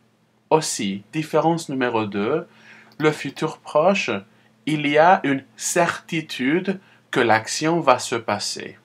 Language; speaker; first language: French; non-native, fluent; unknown